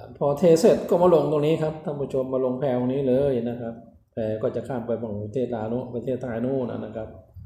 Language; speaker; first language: Thai; non-native, local second language; Northeastern Thai